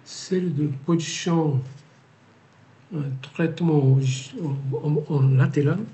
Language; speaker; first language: French; non-native, learner; Japanese